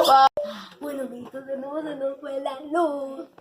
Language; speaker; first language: Spanish; native; Spanish